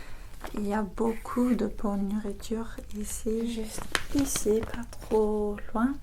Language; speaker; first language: French; non-native, fluent; English